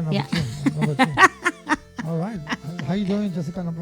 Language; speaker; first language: English; native; English